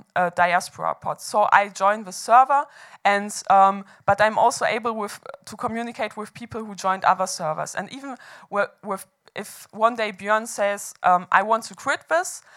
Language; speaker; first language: English; non-native, fluent; German